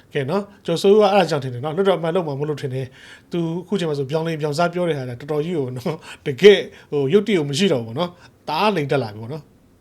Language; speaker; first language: Burmese; native; Burmese